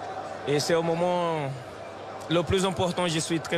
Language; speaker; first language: French; non-native, fluent; Portuguese